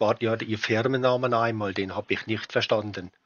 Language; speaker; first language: German; native; German